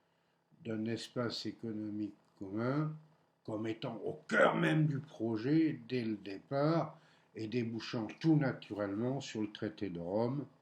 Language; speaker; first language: French; native; French